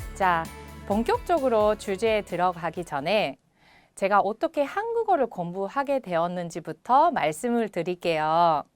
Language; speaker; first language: Korean; non-native, fluent; Japanese